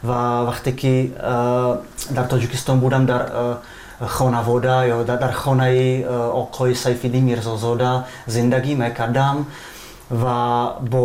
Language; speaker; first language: Persian; non-native, fluent; Czech